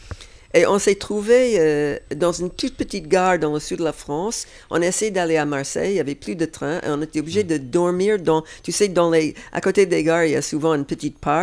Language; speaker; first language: French; non-native, fluent; English